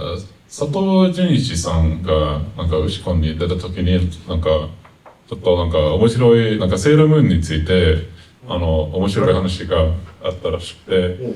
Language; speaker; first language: Japanese; non-native, fluent; English